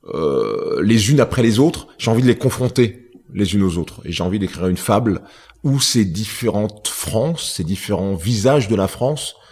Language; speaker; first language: French; native; French